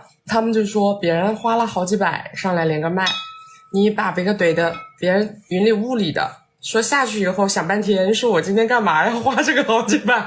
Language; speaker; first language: Chinese; native; Chinese